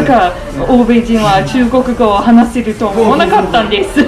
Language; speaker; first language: Japanese; non-native, learner; English